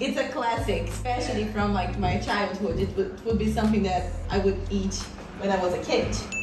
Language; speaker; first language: English; non-native, fluent; Portuguese